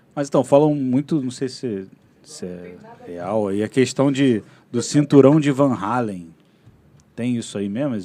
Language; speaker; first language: Portuguese; native; Portuguese